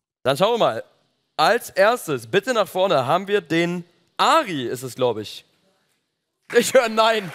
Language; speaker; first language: German; native; German